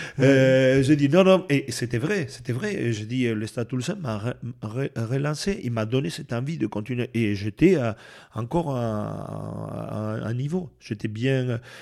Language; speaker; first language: French; non-native, fluent; Spanish